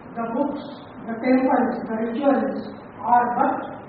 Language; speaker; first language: English; non-native, local second language; Marathi